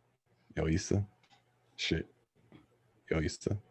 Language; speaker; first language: Chinese; non-native, learner; English